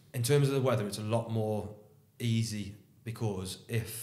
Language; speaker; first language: English; native; English